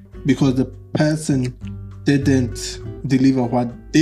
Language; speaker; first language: English; non-native, local second language; Akan